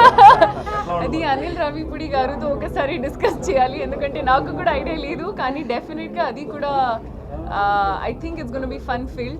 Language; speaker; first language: Telugu; non-native, learner; Haryanvi